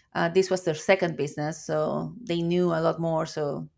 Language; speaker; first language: English; non-native, fluent; Spanish